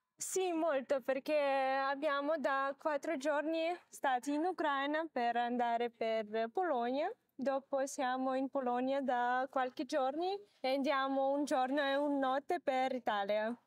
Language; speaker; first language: Italian; non-native, learner; Ukrainian